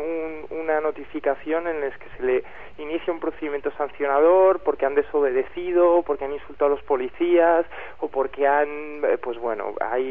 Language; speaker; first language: Spanish; native; Spanish